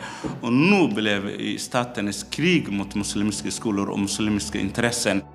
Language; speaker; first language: Swedish; non-native, fluent; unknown